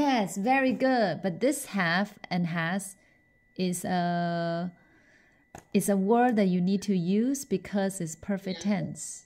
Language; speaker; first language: English; non-native, fluent; Chinese